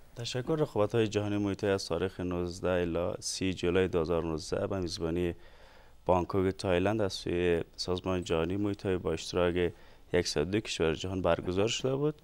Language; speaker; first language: Persian; native; Persian